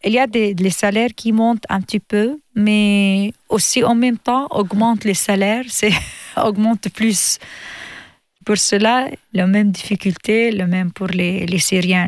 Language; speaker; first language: French; non-native, learner; Arabic